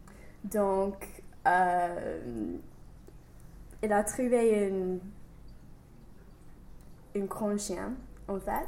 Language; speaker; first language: French; non-native, learner; English